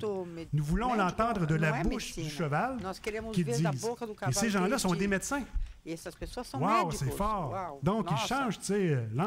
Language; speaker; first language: French; native; French